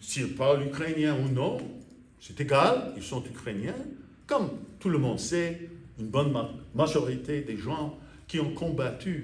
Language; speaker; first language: French; non-native, fluent; English